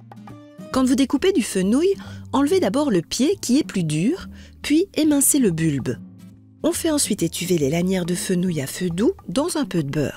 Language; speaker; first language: French; native; French